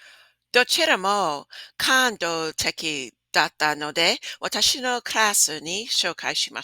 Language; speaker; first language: Japanese; non-native, fluent; English